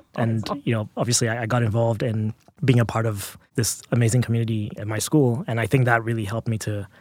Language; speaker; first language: English; non-native, local second language; Yoruba